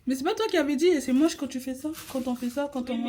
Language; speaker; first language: French; native; French